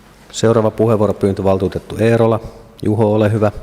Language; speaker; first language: Finnish; native; Finnish